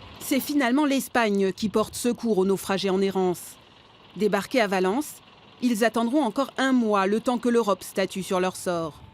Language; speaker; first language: French; native; French